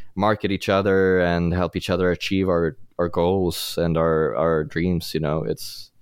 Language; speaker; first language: English; non-native, fluent; Swedish